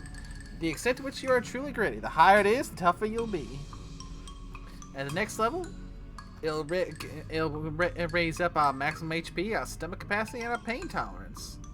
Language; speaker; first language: English; native; English